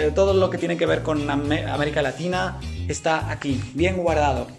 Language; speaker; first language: Spanish; non-native, fluent; Greek